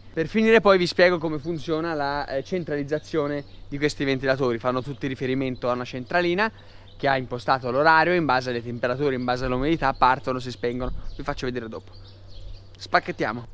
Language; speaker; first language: Italian; native; Italian